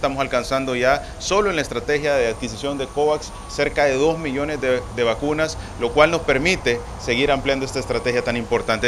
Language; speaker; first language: Spanish; native; Spanish